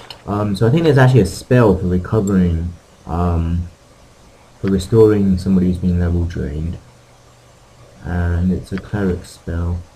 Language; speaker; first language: English; native; English